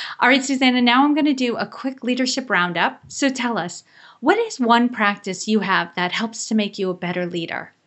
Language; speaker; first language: English; native; English